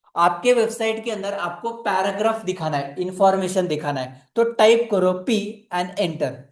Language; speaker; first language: Hindi; non-native, local second language; Marathi